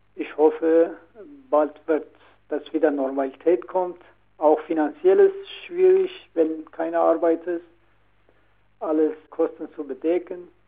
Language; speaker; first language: German; non-native, learner; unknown